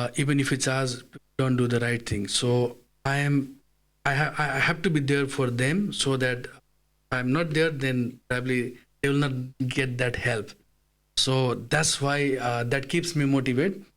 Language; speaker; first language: English; non-native, fluent; Nepali